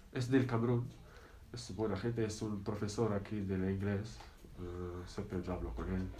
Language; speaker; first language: Spanish; non-native, learner; Arabic